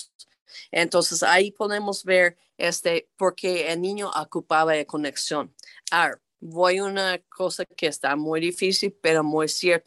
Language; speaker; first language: Spanish; non-native, fluent; English